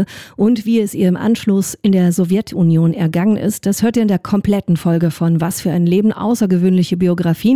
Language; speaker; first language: German; native; German